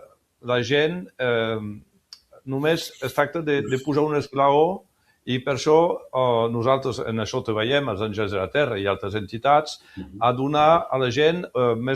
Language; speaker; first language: Catalan; early bilingual, heritage; French